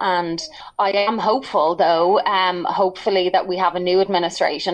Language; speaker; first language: English; native; English